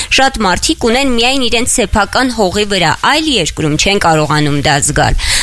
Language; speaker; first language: Armenian; native; Armenian